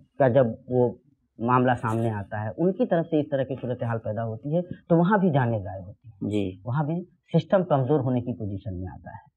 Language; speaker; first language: Urdu; native; Urdu